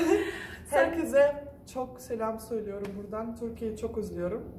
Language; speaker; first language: Turkish; non-native, fluent; Russian